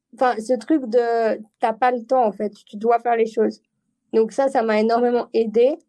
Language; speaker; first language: French; native; French